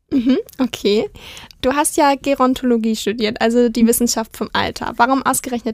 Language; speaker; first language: German; native; German